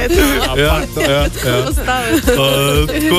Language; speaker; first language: Slovenian; native; Slovenian